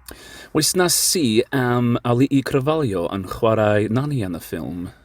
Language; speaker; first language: Welsh; non-native, learner; English